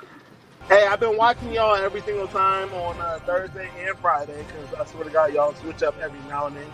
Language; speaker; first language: English; native; English